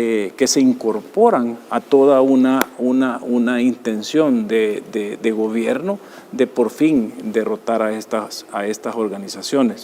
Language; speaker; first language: Spanish; native; Spanish